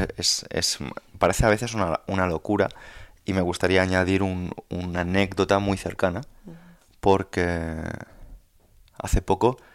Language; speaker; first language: Spanish; native; Spanish